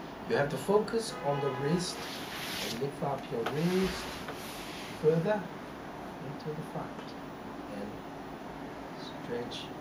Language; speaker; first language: English; non-native, learner; Chinese